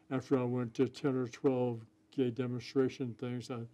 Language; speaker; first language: English; native; English